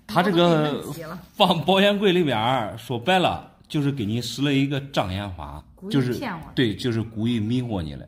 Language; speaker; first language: Chinese; native; Chinese